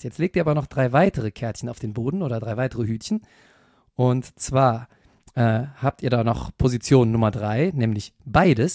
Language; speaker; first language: German; native; German